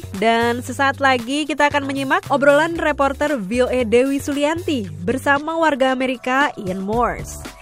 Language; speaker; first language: Indonesian; native; Indonesian